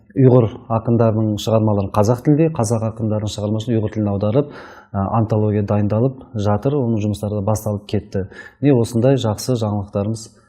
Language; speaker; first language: Kazakh; non-native, local second language; Uyghur